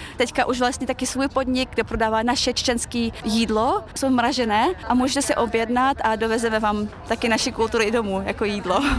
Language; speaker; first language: Czech; early bilingual, other home language; Chechen